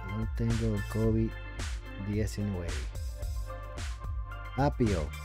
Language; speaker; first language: Spanish; non-native, learner; English